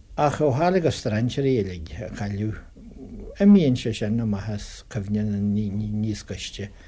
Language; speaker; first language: Irish; native; Irish